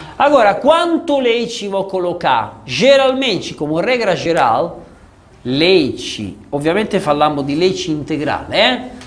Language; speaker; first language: Portuguese; non-native, fluent; Italian